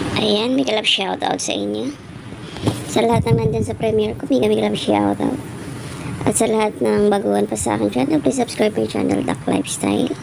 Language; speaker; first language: Filipino; native; Filipino